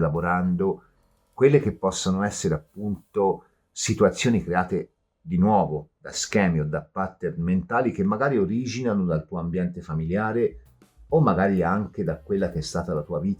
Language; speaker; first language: Italian; native; Italian